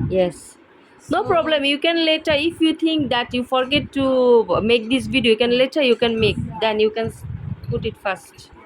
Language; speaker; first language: English; non-native, learner; Bangla